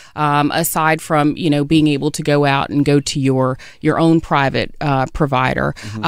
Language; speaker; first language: English; native; English